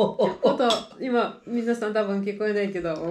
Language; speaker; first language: Japanese; non-native, learner; Russian